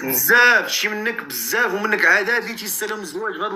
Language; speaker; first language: Arabic; native; Arabic